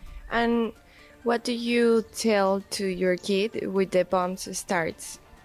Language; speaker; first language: English; non-native, learner; Spanish